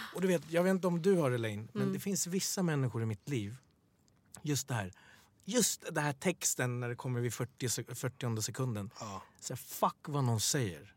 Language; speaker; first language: Swedish; early bilingual, other home language; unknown